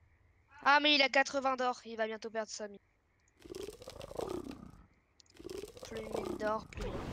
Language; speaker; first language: French; native; French